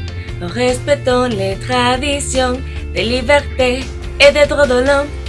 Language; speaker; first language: French; non-native, learner; Spanish